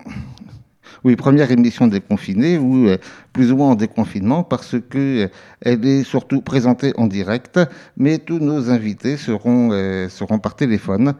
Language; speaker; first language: French; native; French